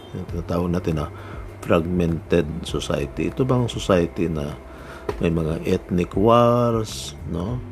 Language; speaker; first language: Filipino; non-native, local second language; Cebuano